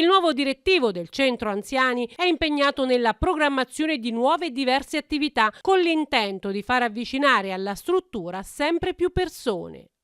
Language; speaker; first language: Italian; native; Italian